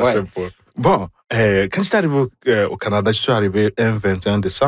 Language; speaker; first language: French; non-native, fluent; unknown